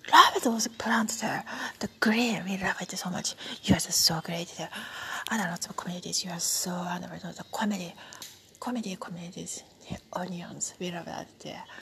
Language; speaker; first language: English; non-native, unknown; Japanese